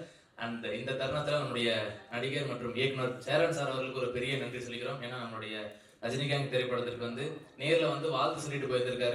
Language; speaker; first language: Tamil; native; Tamil